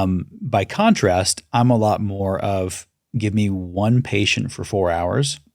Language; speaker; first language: English; native; English